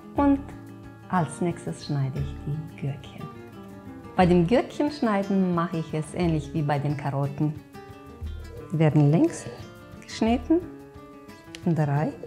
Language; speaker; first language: German; non-native, fluent; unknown